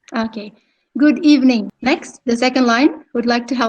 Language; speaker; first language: English; non-native, fluent; Indonesian